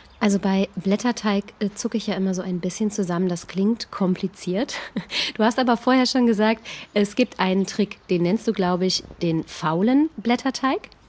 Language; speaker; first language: German; native; German